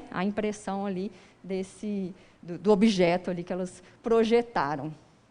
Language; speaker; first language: Portuguese; native; Portuguese